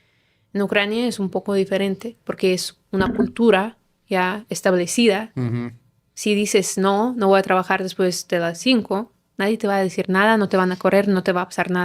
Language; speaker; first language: Spanish; non-native, fluent; Ukrainian